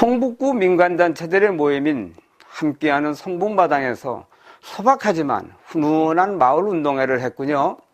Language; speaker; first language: Korean; native; Korean